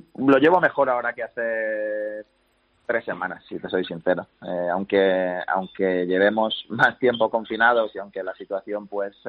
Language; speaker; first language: Spanish; native; Spanish